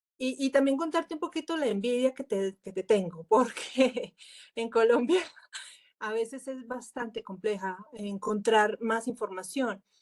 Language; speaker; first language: Spanish; native; Spanish